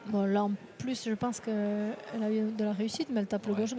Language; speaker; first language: French; native; French